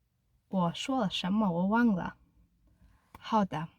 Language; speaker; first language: Chinese; non-native, learner; Kazakh